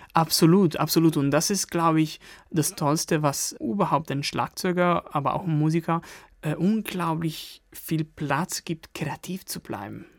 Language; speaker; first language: German; non-native, fluent; Italian